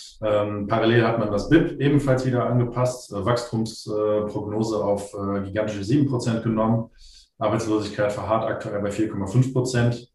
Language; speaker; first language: German; native; German